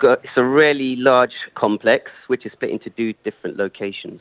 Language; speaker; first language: English; native; English